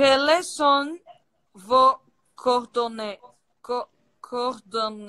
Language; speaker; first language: French; non-native, learner; Portuguese